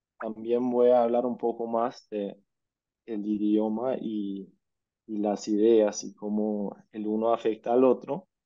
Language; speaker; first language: Spanish; non-native, fluent; Danish